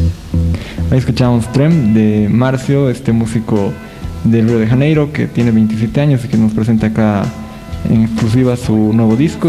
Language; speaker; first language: Spanish; native; Spanish